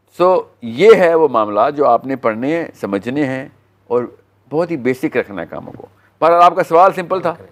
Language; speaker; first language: Hindi; native; Hindi